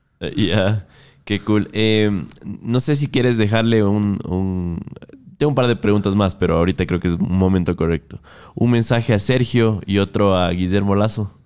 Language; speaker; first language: Spanish; native; Spanish